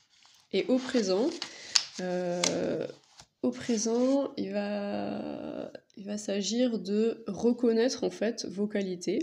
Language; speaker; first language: French; native; French